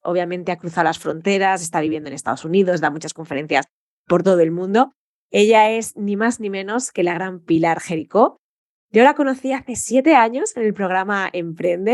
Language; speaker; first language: Spanish; native; Spanish